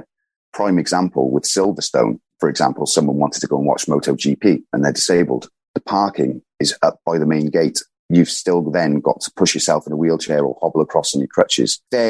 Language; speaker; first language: English; native; English